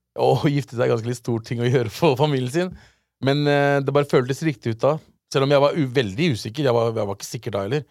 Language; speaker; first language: Norwegian; early bilingual, other home language; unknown